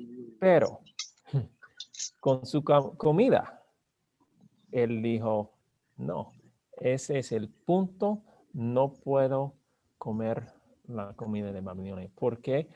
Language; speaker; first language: Spanish; non-native, learner; English